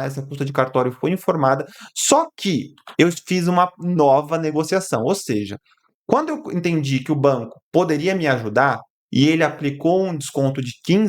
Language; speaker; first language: Portuguese; native; Portuguese